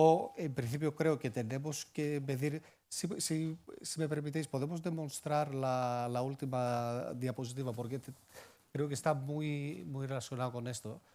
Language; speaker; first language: Spanish; non-native, fluent; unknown